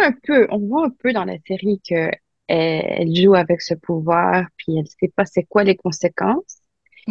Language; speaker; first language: French; non-native, local second language; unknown